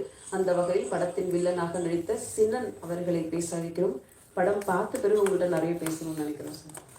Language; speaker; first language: Tamil; native; Tamil